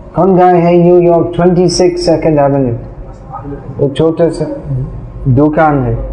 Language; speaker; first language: Hindi; non-native, fluent; English